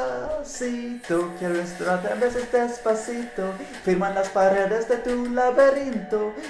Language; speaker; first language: Spanish; non-native, learner; Swedish